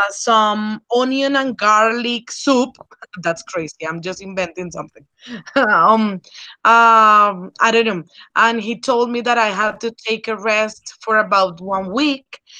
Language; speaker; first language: English; non-native, fluent; Spanish